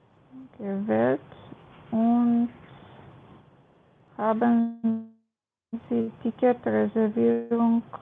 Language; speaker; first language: German; non-native, learner; Macedonian